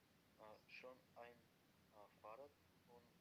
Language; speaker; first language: German; non-native, learner; Macedonian